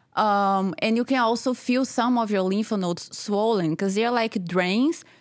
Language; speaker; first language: English; non-native, fluent; Portuguese